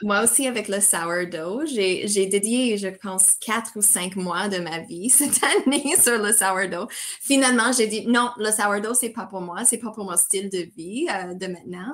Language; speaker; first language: French; non-native, fluent; English